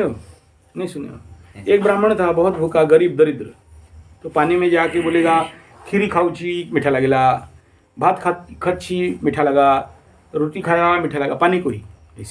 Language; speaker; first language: Hindi; non-native, local second language; Odia